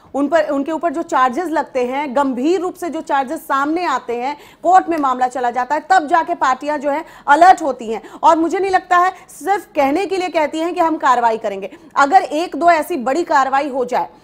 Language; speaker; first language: Hindi; native; Hindi